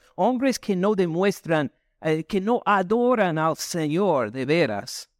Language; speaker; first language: Spanish; non-native, fluent; English